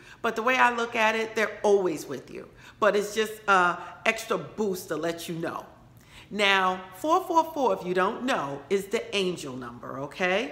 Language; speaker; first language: English; native; English